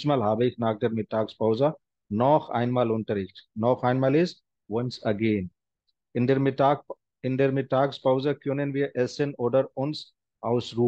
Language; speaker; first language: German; non-native, fluent; Hindi